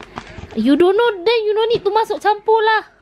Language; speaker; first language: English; non-native, local second language; Malay